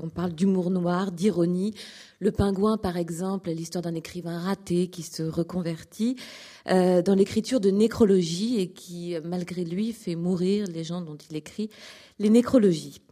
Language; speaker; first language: French; native; French